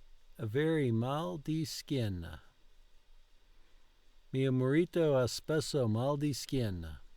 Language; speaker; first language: Italian; non-native, learner; English